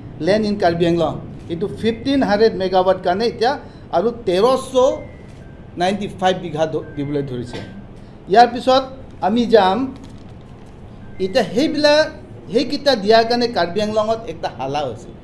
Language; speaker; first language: Assamese; non-native, local second language; Karbi